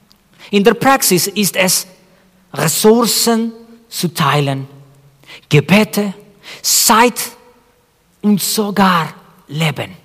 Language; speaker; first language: German; non-native, fluent; Spanish